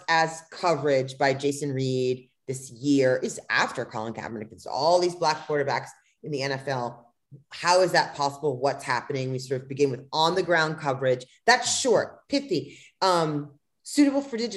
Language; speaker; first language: English; native; English